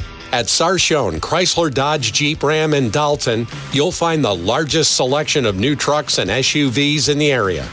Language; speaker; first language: English; native; English